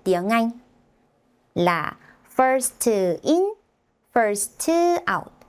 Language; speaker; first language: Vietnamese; non-native, fluent; Korean